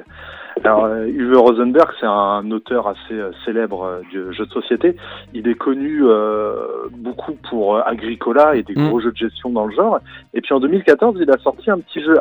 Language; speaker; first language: French; native; French